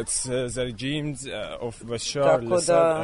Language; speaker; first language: English; non-native, learner; Arabic